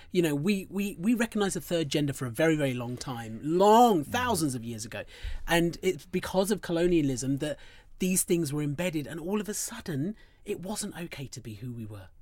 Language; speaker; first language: English; early bilingual, other home language; Hindi